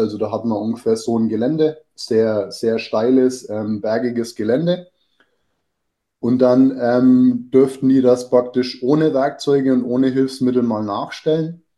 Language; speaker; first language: German; native; German